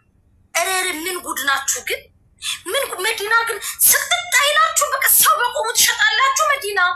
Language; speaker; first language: Arabic; non-native, learner; Amharic